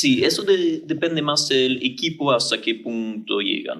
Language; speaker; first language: Spanish; non-native, fluent; German